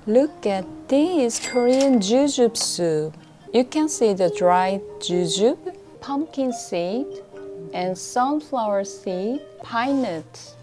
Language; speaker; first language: English; non-native, fluent; Korean